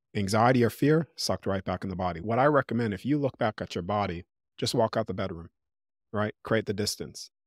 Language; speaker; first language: English; native; English